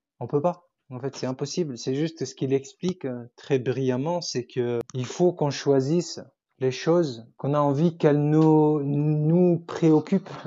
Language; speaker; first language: French; non-native, local second language; Arabic